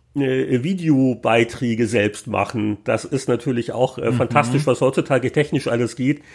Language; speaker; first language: German; native; German